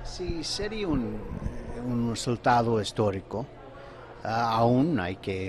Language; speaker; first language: Spanish; non-native, fluent; English